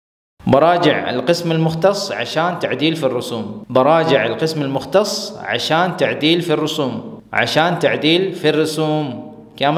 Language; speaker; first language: Arabic; non-native, fluent; Urdu